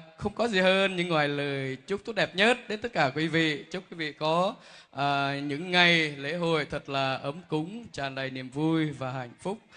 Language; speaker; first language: Vietnamese; non-native, local second language; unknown